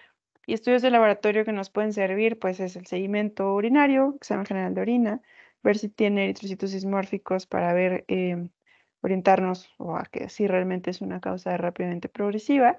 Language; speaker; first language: Spanish; native; Spanish